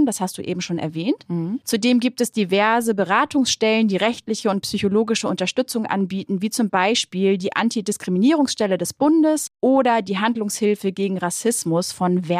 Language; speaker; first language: German; native; German